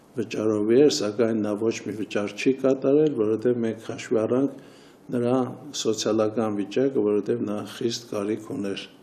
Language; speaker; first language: Armenian; native; Armenian